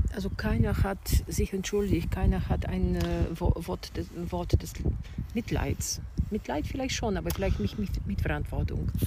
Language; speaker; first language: German; non-native, fluent; Bulgarian